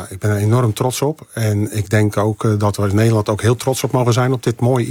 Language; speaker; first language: Dutch; native; Dutch